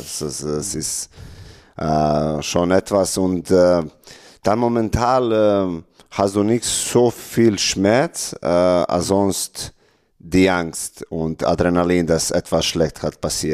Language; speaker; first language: German; non-native, learner; Serbian